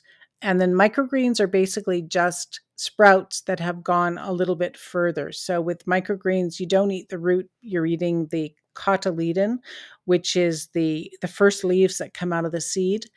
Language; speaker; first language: English; native; English